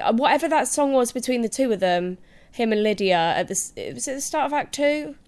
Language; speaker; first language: English; native; English